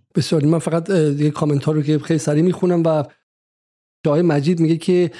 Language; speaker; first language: Persian; native; Persian